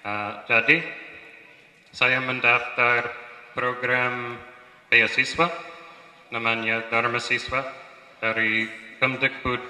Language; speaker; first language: Indonesian; non-native, fluent; English